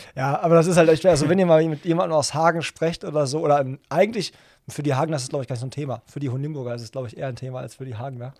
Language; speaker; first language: German; native; German